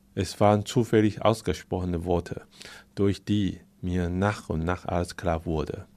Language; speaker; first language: German; non-native, fluent; Chinese